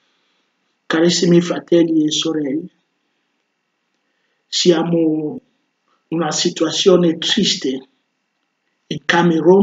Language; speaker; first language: Italian; non-native, fluent; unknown